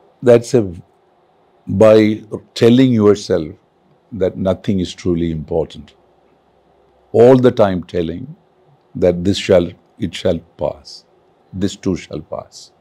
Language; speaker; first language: English; non-native, local second language; Malayalam